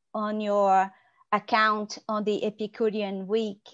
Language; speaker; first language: English; non-native, fluent; Portuguese